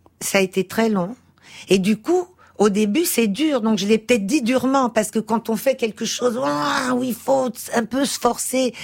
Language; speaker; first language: French; early bilingual, other home language; Portuguese